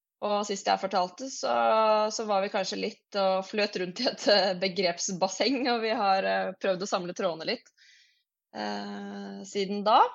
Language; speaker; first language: Norwegian; native; Norwegian